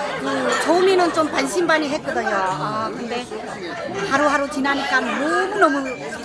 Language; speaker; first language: Korean; early bilingual, heritage; Korean